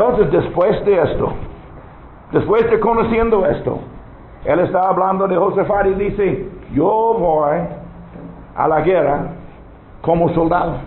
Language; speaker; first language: Spanish; non-native, learner; English